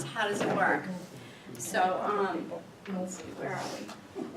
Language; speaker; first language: English; native; English